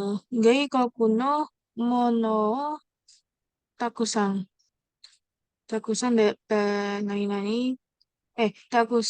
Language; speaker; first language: Japanese; non-native, learner; Indonesian